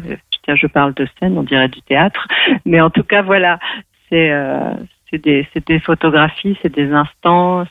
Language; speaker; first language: French; non-native, fluent; Spanish